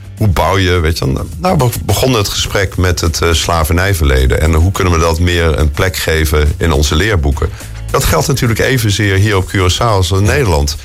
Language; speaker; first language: Dutch; native; Dutch